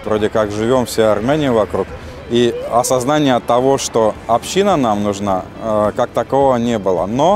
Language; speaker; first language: Russian; native; Russian